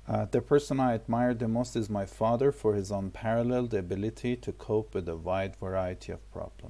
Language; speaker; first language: English; non-native, fluent; Persian